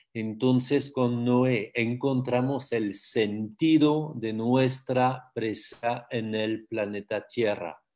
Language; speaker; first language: Spanish; non-native, fluent; French